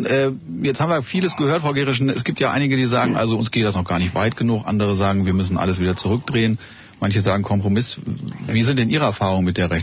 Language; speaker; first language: German; native; German